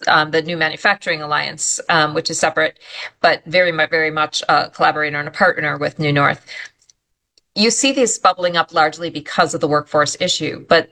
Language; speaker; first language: English; native; English